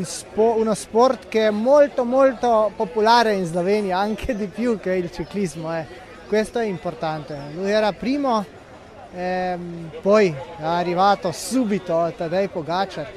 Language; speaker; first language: Italian; non-native, fluent; Slovenian